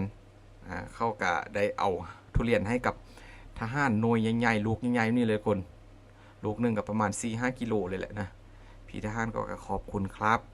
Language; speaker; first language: Thai; non-native, local second language; Northeastern Thai